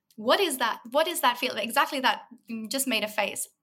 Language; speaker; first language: English; native; English